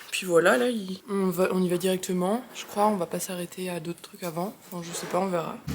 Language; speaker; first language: French; native; French